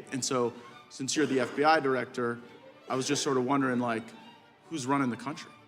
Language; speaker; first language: English; native; English